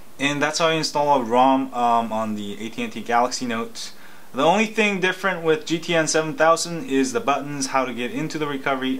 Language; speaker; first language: English; native; English